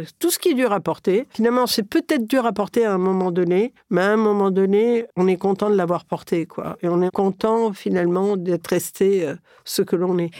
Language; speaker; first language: French; early bilingual, other home language; Catalan